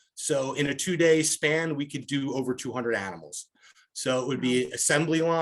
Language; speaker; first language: English; native; English